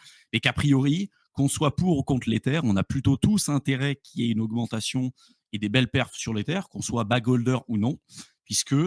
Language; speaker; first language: French; native; French